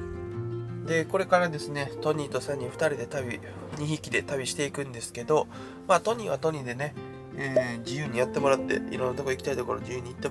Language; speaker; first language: Japanese; native; Japanese